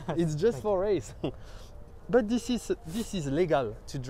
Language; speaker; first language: English; non-native, learner; French